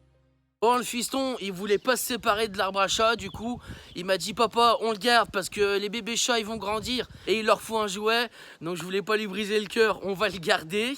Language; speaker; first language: French; native; French